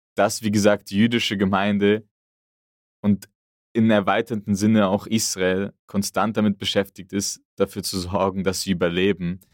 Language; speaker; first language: German; native; German